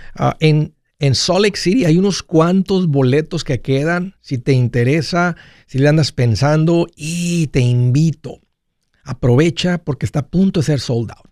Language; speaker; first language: Spanish; native; Spanish